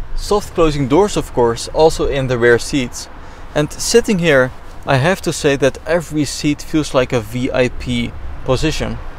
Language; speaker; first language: English; non-native, fluent; Dutch